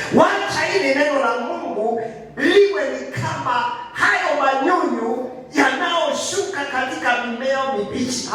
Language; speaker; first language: Swahili; non-native, local second language; Kikuyu